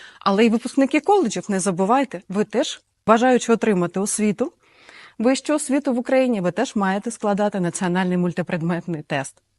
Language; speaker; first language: Ukrainian; native; Ukrainian